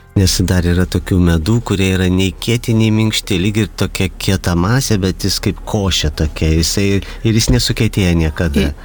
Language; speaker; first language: Lithuanian; native; Lithuanian